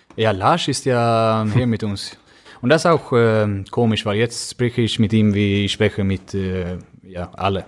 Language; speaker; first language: German; non-native, fluent; Swedish